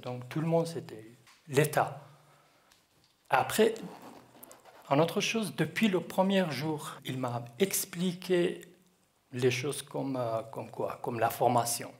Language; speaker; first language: French; non-native, learner; Kurdish